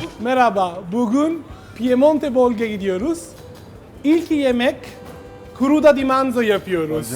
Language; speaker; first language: Turkish; non-native, learner; Italian